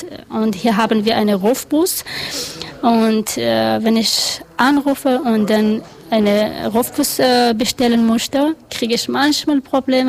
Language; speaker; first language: German; non-native, learner; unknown